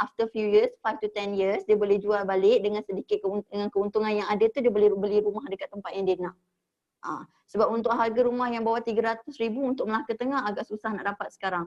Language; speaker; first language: Malay; native; Malay